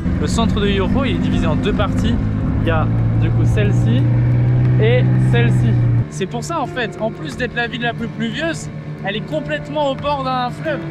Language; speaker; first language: French; native; French